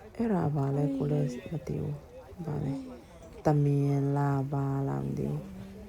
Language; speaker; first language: Burmese; non-native, local second language; Tedim Chin